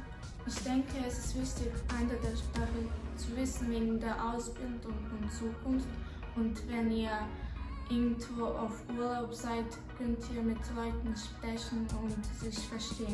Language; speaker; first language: German; non-native, learner; Serbian